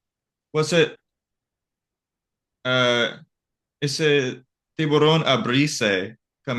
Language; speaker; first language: Spanish; non-native, learner; English